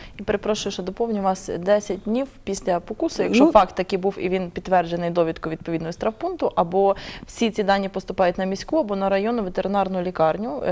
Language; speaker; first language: Ukrainian; native; Ukrainian